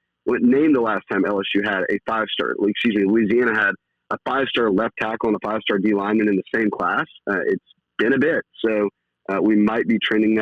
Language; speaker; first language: English; native; English